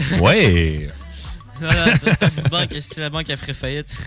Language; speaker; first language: French; native; French